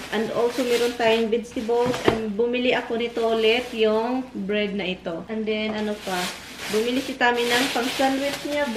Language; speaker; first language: Filipino; non-native, local second language; Cebuano